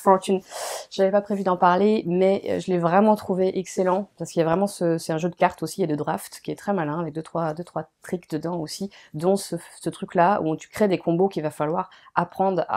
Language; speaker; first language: French; native; French